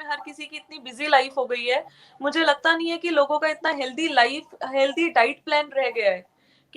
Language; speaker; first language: Hindi; native; Hindi